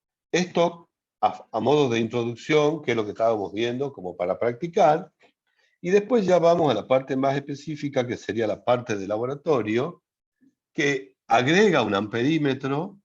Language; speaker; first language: Spanish; native; Spanish